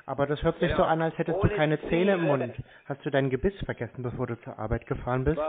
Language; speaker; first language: German; native; German